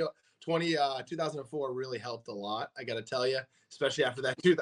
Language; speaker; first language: English; native; English